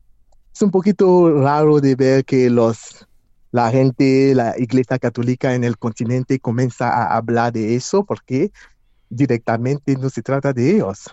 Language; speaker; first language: Spanish; non-native, fluent; English